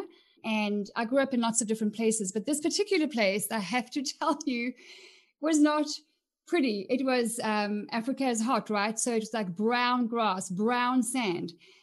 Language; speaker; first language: English; native; English